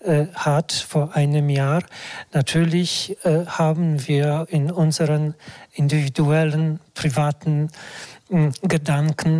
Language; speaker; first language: German; non-native, fluent; Polish